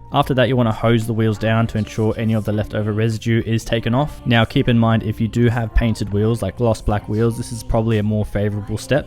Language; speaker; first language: English; native; English